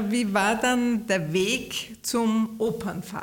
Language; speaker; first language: German; native; German